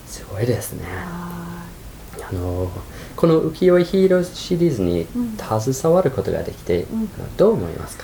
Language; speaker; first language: Japanese; non-native, fluent; English